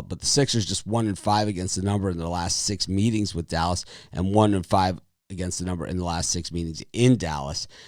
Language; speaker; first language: English; native; English